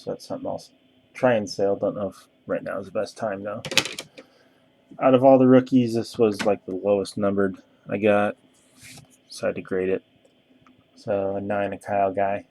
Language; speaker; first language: English; native; English